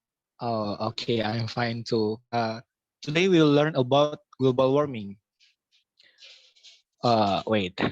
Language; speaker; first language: English; non-native, local second language; Indonesian